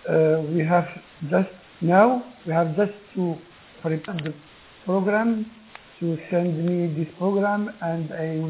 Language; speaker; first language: English; non-native, learner; Arabic